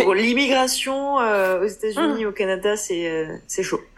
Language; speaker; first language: French; native; French